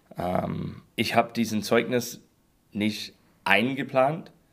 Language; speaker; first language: German; non-native, learner; English